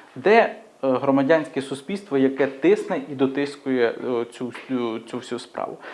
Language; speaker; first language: Ukrainian; native; Ukrainian